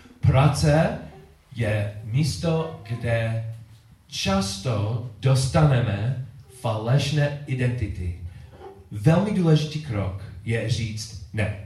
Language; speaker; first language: Czech; non-native, learner; English